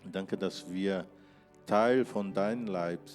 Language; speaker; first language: German; non-native, fluent; Portuguese